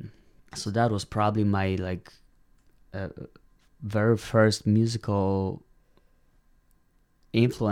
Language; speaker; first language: English; non-native, fluent; Polish